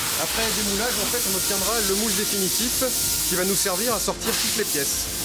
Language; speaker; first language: French; native; French